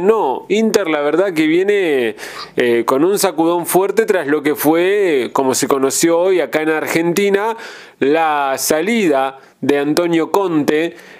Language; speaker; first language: Spanish; native; Spanish